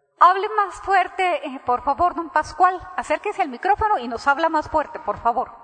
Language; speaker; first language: Spanish; native; Spanish